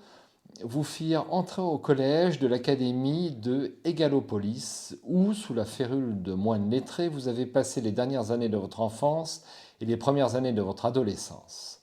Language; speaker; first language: French; native; French